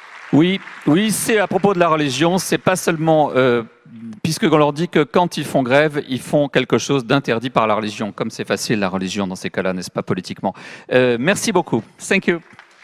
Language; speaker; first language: French; native; French